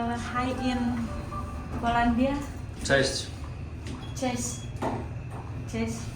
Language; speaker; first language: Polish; non-native, learner; Indonesian